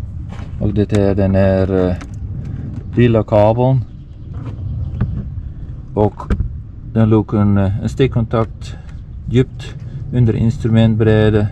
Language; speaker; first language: Swedish; non-native, fluent; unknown